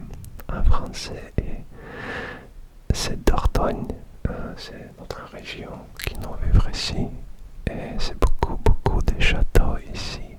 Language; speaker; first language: French; non-native, learner; Russian